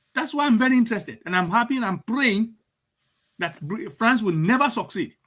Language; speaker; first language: English; non-native, local second language; Yoruba